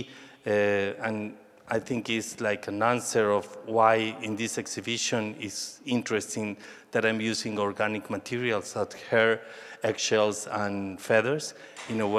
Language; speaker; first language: English; non-native, fluent; Spanish